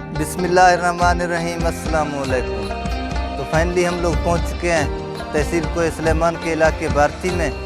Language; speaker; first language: Urdu; non-native, local second language; Baluchi